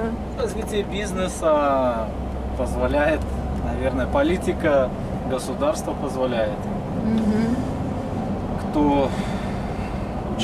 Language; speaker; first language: Russian; native; Russian